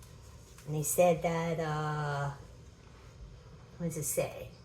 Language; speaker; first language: English; native; English